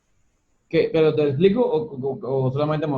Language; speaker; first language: Spanish; native; Spanish